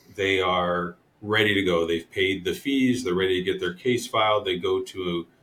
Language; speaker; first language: English; native; English